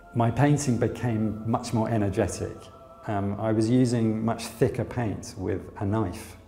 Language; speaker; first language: English; native; English